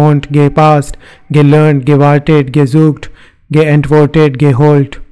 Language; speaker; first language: German; non-native, fluent; Hindi